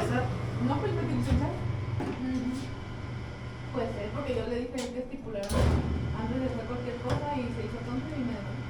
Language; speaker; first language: Spanish; native; Spanish